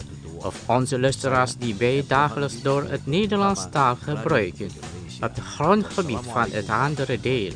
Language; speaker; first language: Dutch; non-native, learner; Indonesian